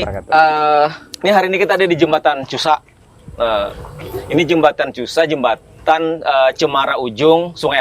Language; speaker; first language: Indonesian; native; Indonesian